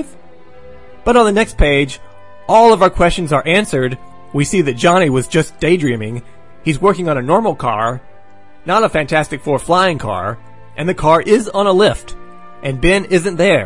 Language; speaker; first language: English; native; English